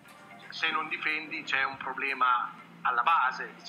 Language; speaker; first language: Italian; native; Italian